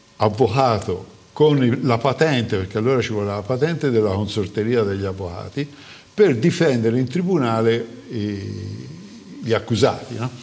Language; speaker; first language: Italian; native; Italian